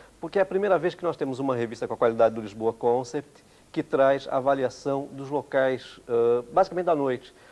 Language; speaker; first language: Portuguese; early bilingual, other home language; Italian